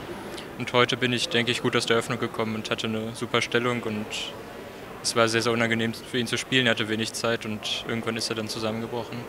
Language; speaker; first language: German; native; German